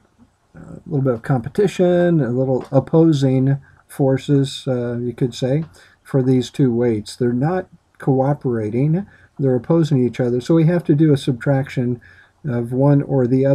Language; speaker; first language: English; native; English